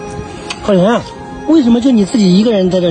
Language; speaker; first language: Chinese; native; Chinese